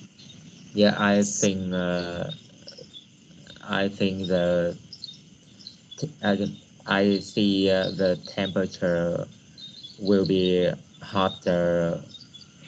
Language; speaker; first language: English; non-native, learner; Vietnamese